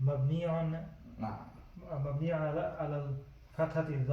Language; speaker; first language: Arabic; non-native, learner; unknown